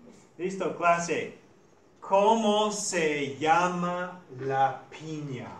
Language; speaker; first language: Spanish; non-native, fluent; English